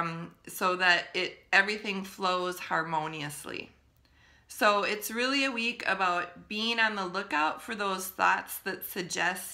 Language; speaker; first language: English; native; English